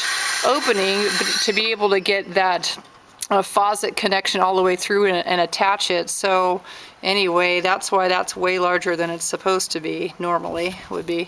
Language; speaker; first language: English; native; English